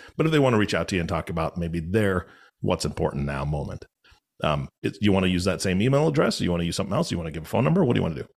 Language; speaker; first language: English; native; English